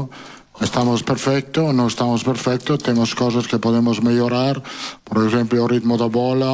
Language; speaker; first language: Portuguese; non-native, learner; Italian